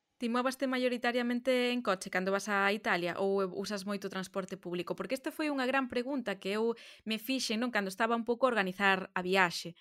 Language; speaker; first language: Galician; native; Galician